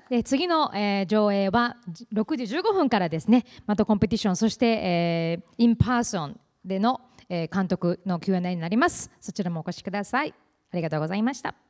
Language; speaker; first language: Japanese; native; Japanese